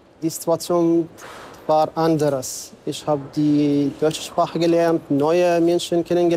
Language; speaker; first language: German; non-native, learner; Arabic